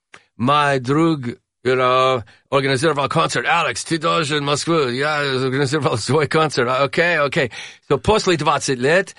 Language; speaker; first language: Russian; non-native, learner; English